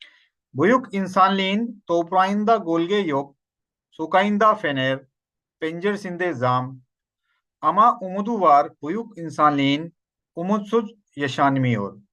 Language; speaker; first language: Turkish; non-native, learner; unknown